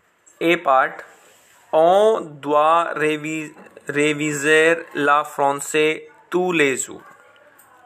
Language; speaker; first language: French; non-native, learner; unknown